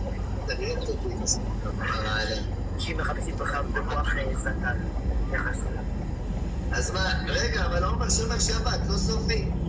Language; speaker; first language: Hebrew; native; Hebrew